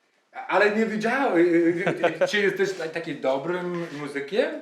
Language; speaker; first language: Polish; non-native, learner; English